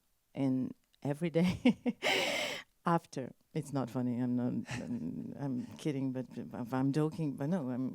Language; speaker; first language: English; non-native, learner; French